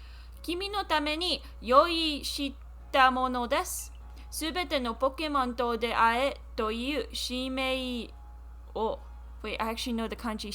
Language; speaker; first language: Japanese; non-native, learner; English